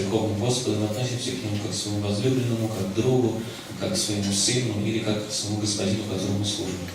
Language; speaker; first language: Russian; native; Russian